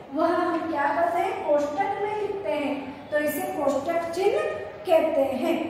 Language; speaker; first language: Hindi; non-native, local second language; Kannada